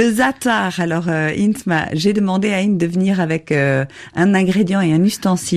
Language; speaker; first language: French; native; French